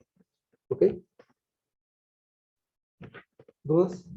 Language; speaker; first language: Spanish; native; Spanish